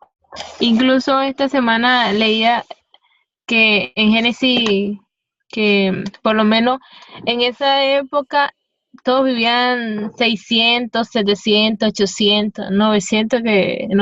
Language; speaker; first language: Spanish; native; Spanish